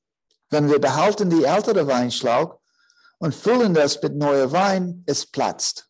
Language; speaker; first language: German; non-native, fluent; English